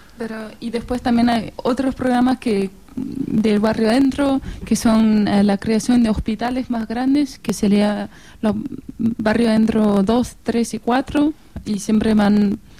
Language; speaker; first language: Spanish; non-native, fluent; German